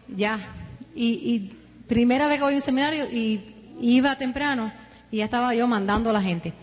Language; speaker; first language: Spanish; early bilingual, heritage; Spanish